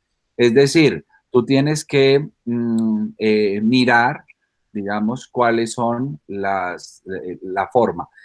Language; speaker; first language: Spanish; native; Spanish